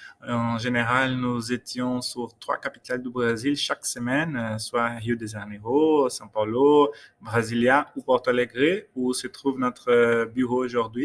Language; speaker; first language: French; non-native, fluent; Portuguese